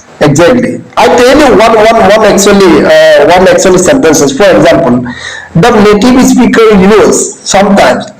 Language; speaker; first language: English; non-native, learner; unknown